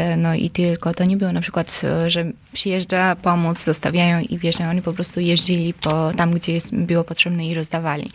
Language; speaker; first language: Polish; non-native, fluent; Georgian